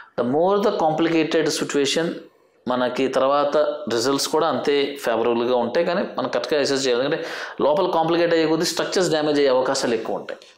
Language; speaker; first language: Telugu; native; Telugu